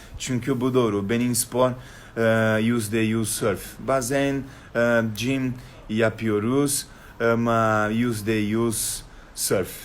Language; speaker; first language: Turkish; non-native, learner; Portuguese